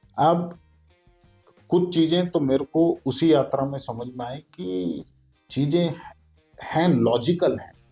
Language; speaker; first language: Hindi; native; Hindi